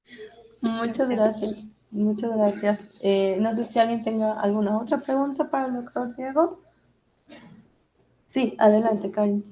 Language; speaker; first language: Spanish; native; Spanish